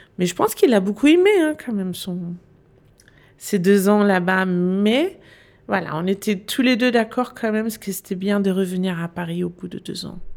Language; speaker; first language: French; non-native, fluent; Danish